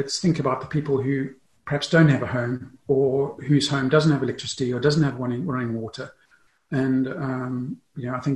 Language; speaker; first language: English; native; English